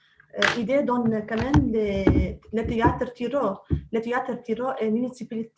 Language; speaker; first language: French; non-native, local second language; Arabic